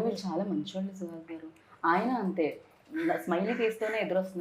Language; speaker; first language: Telugu; native; Telugu